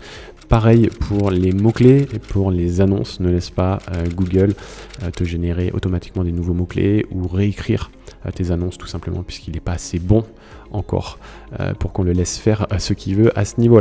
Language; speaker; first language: French; native; French